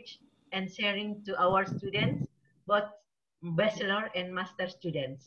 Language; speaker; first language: English; non-native, learner; Indonesian